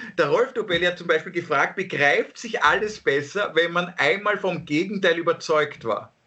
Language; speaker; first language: German; native; German